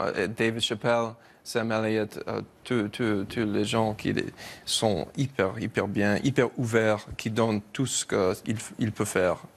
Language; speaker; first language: French; non-native, learner; English